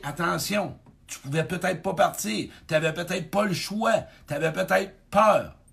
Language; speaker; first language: French; native; French